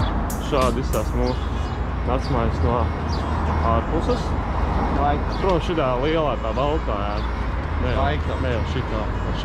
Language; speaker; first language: Latvian; native; Latvian